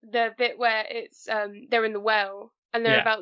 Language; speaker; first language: English; native; English